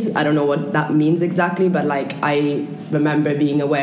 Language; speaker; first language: English; non-native, fluent; Italian